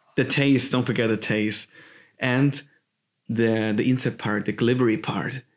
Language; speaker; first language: English; non-native, fluent; German